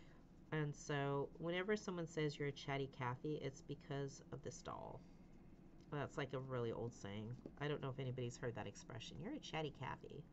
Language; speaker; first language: English; native; English